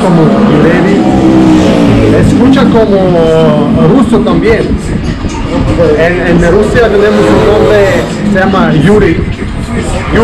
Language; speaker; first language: Spanish; non-native, learner; Russian